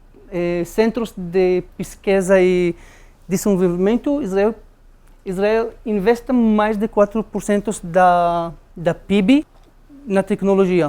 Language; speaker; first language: Portuguese; non-native, learner; Arabic